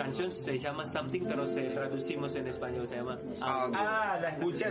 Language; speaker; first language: Spanish; non-native, learner; Indonesian